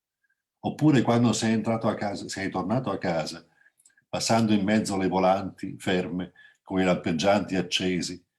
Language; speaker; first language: Italian; native; Italian